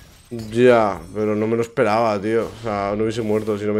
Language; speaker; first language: Spanish; native; Spanish